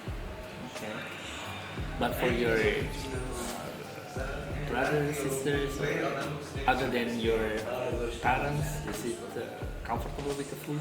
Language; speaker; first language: English; non-native, learner; Indonesian